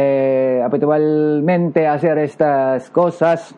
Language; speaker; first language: Spanish; non-native, learner; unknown